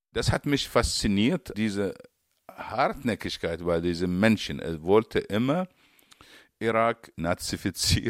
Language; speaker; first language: German; non-native, fluent; Arabic